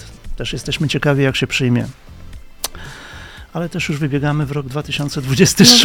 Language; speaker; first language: Polish; native; Polish